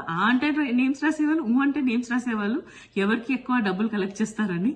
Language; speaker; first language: Telugu; native; Telugu